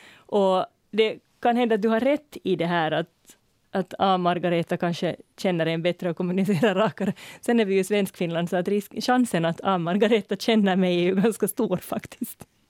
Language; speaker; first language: Swedish; native; Swedish